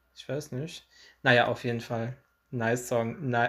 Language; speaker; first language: German; native; German